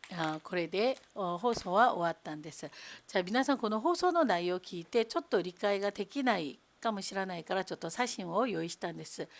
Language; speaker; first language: Japanese; non-native, fluent; Korean